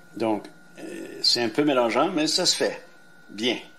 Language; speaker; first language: French; native; French